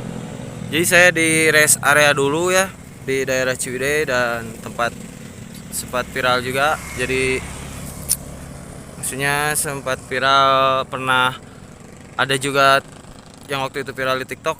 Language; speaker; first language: Indonesian; non-native, local second language; Sundanese